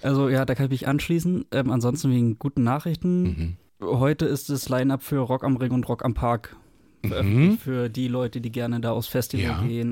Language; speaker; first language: German; native; German